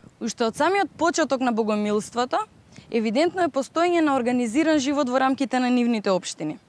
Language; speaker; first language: Macedonian; native; Macedonian